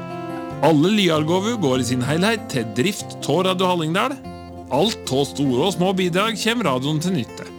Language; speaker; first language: Norwegian; native; Norwegian